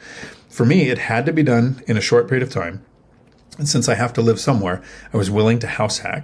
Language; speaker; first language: English; native; English